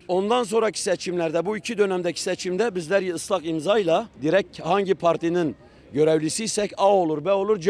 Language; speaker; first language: Turkish; native; Turkish